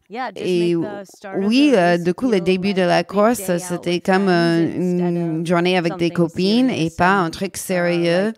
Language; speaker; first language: French; non-native, learner; English